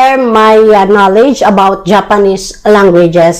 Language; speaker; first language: English; non-native, local second language; Filipino